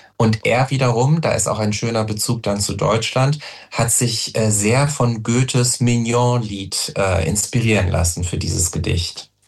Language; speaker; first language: German; native; German